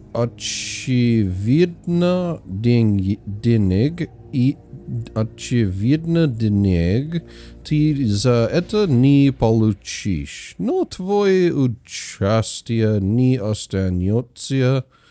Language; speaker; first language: Russian; non-native, learner; English